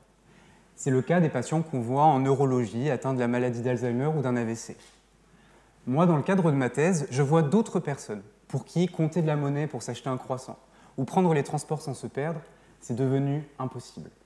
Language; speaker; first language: French; native; French